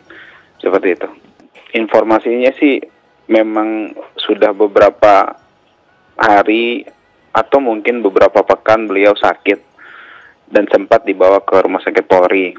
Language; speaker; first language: Indonesian; native; Indonesian